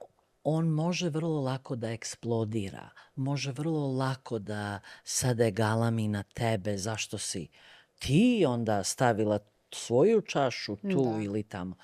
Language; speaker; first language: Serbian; early bilingual, other home language; Bosnian